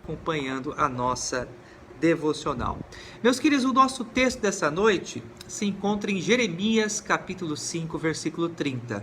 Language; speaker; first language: Portuguese; native; Portuguese